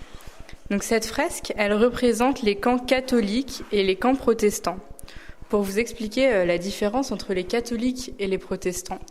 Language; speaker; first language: French; native; French